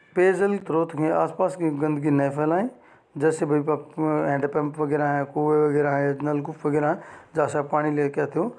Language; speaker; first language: Hindi; native; Hindi